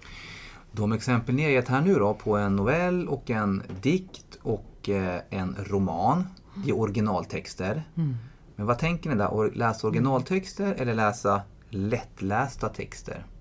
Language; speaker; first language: Swedish; native; Swedish